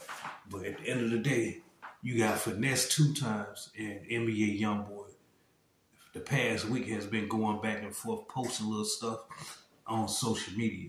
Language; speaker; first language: English; native; English